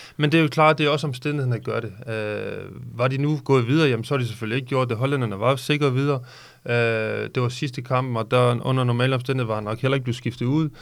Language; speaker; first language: Danish; native; Danish